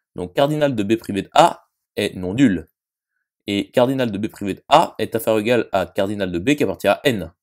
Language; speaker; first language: French; native; French